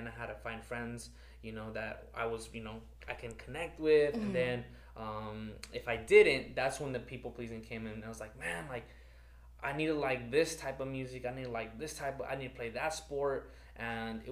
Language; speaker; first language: English; early bilingual, other home language; Spanish